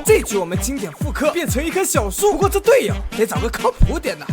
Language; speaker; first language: Chinese; native; Chinese